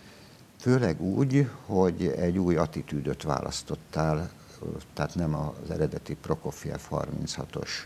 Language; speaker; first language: Hungarian; native; Hungarian